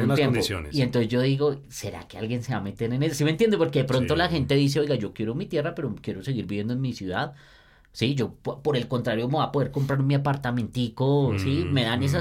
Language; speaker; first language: Spanish; native; Spanish